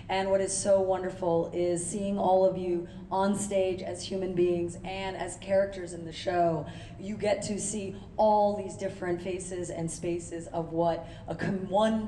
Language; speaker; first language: English; early bilingual, other home language; Urdu